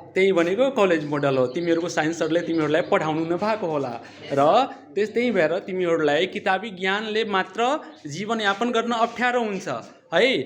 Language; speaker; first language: Nepali; non-native, local second language; Maithili